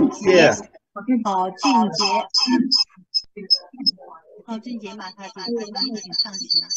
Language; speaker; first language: Chinese; native; Chinese